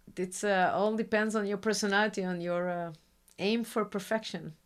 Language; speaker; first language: English; non-native, fluent; Hebrew